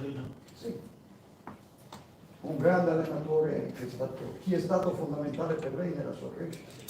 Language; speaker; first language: Italian; native; Italian